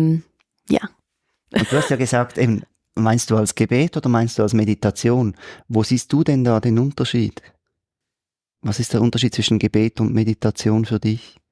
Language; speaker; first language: German; native; German